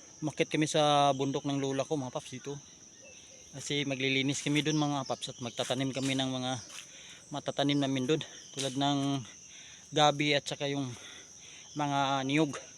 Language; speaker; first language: Filipino; non-native, local second language; Cebuano